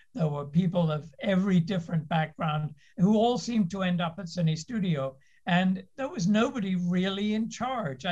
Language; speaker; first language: English; native; English